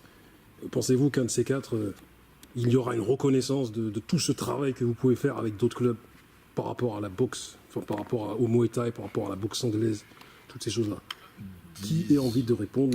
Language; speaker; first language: French; native; French